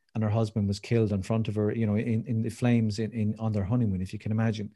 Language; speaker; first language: English; native; English